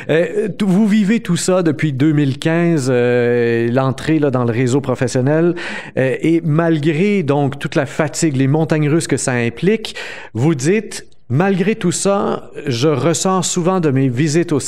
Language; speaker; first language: French; native; French